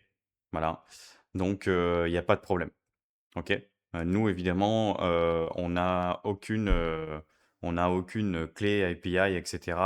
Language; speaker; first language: French; native; French